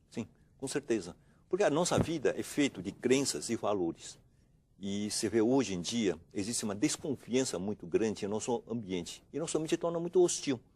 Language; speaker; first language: Portuguese; non-native, fluent; Chinese